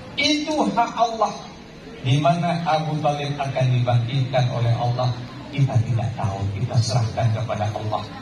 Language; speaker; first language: Indonesian; non-native, local second language; Achinese